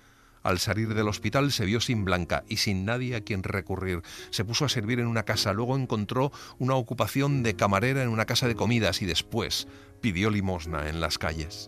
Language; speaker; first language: Spanish; native; Spanish